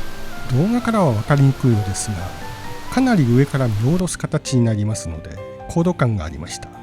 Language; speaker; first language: Japanese; native; Japanese